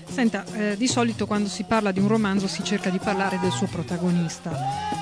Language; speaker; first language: Italian; native; Italian